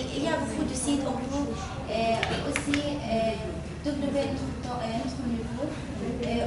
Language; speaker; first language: French; non-native, fluent; Arabic